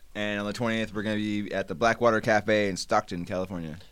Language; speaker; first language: English; native; English